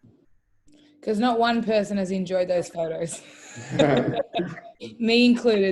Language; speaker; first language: English; native; English